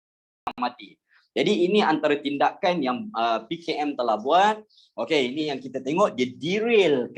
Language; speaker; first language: Malay; native; Malay